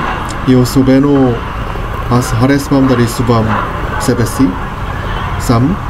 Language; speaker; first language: Bulgarian; non-native, learner; Korean